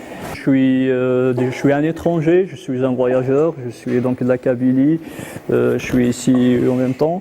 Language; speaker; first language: French; non-native, local second language; Kabyle